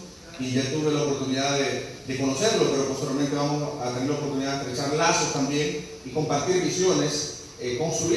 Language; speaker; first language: Spanish; native; Spanish